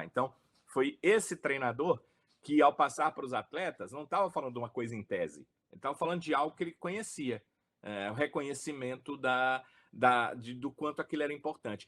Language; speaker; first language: Portuguese; native; Portuguese